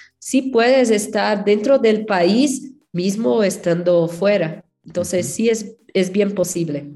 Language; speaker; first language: Spanish; non-native, fluent; Portuguese